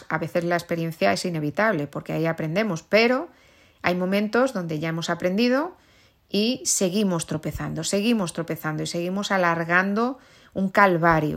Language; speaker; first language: Spanish; native; Spanish